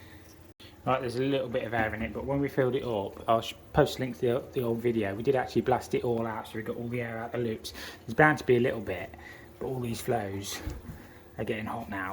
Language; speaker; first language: English; native; English